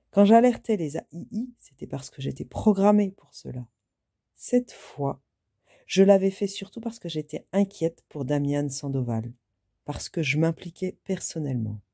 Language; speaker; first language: French; native; French